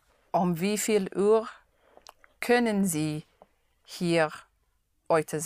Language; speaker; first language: German; non-native, learner; English